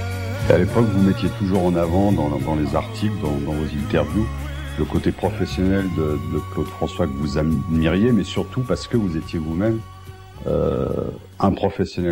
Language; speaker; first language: French; native; French